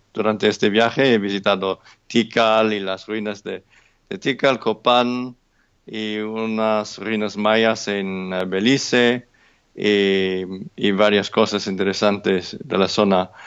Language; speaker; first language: Spanish; non-native, fluent; English